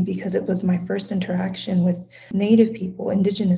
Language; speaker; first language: English; non-native, fluent; Samoan